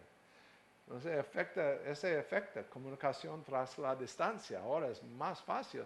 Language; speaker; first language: Spanish; non-native, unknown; English